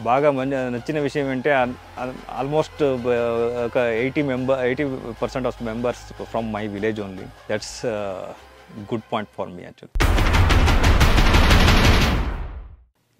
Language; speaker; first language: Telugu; non-native, learner; Kannada